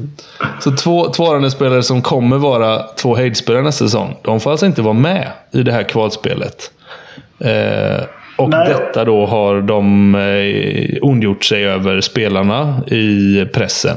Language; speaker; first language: Swedish; native; Swedish